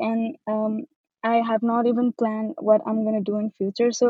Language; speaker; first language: English; non-native, local second language; Nepali